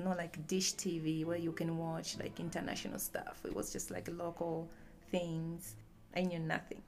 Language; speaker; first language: English; non-native, local second language; Bemba